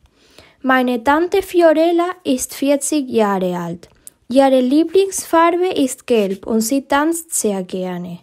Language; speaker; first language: German; early bilingual, heritage; German